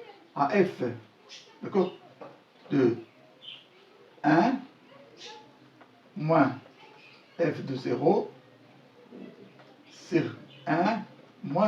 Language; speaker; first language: French; non-native, local second language; Arabic